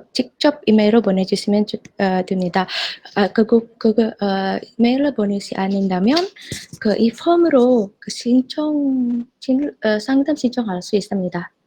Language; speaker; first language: Korean; non-native, fluent; Indonesian